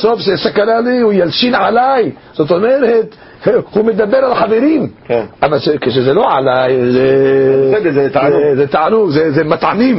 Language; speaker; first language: Hebrew; non-native, fluent; English